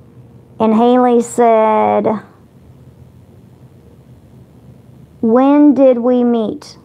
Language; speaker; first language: English; native; English